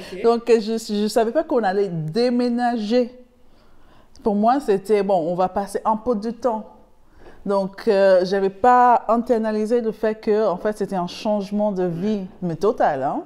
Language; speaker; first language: French; non-native, fluent; English